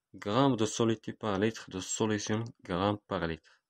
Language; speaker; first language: French; non-native, local second language; Arabic